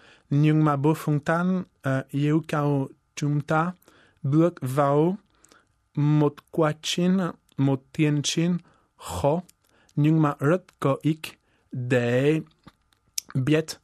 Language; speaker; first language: Vietnamese; non-native, fluent; French